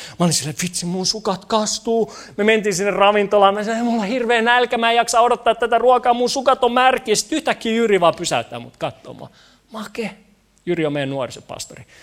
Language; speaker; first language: Finnish; native; Finnish